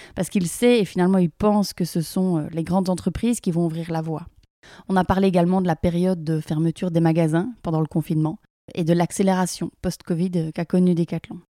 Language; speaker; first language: French; native; French